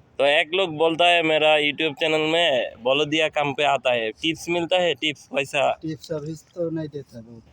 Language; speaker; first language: Hindi; non-native, learner; Bangla